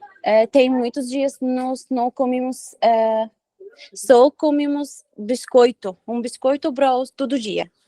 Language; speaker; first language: Portuguese; non-native, learner; Arabic